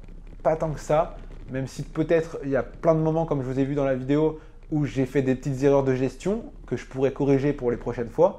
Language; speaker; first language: French; native; French